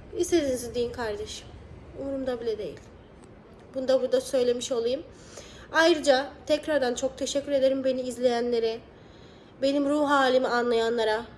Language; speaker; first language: Turkish; native; Turkish